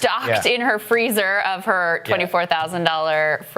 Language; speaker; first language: English; native; English